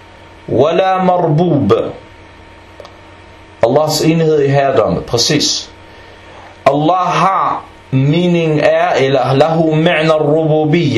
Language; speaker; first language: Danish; early bilingual, other home language; Arabic